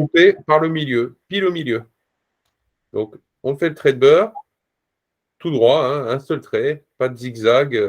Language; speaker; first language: French; native; French